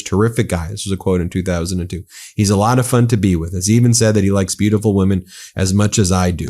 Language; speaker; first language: English; native; English